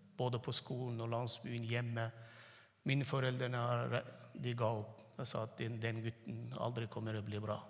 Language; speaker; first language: Norwegian; non-native, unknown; Turkmen